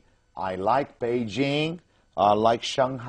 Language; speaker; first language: English; non-native, fluent; Chinese